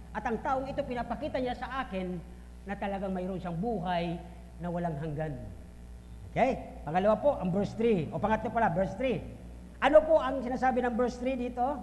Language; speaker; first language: Filipino; non-native, local second language; Bikol